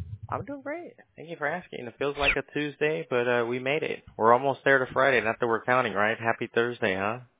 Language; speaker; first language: English; early bilingual, other home language; Spanish